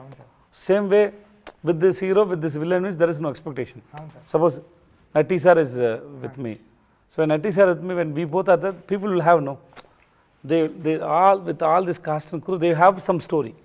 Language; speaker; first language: Telugu; non-native, learner; Tamil